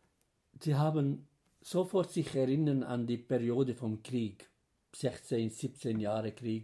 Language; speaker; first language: German; non-native, fluent; Arabic